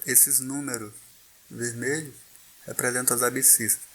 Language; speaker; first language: Portuguese; native; Portuguese